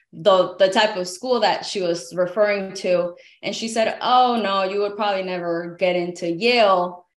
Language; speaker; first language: English; early bilingual, other home language; Spanish